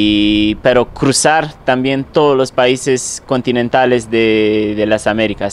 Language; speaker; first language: Spanish; non-native, fluent; Romanian